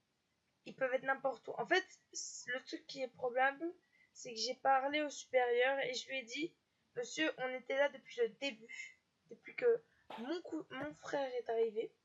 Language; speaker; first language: French; native; French